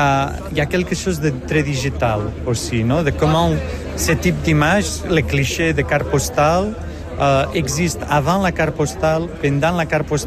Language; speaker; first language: French; non-native, fluent; Spanish